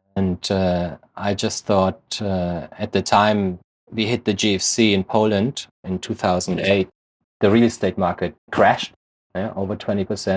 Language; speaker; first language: English; non-native, fluent; German